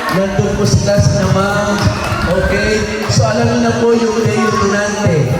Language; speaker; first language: Filipino; non-native, local second language; Iloko